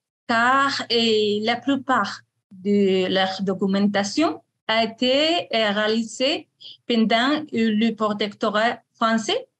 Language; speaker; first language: French; non-native, fluent; Spanish